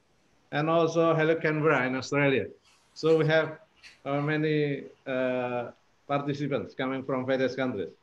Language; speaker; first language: English; non-native, fluent; Indonesian